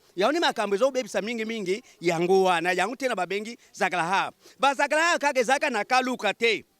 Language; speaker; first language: Lingala; non-native, local second language; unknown